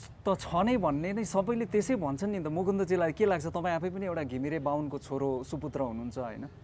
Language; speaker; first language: Nepali; native; Nepali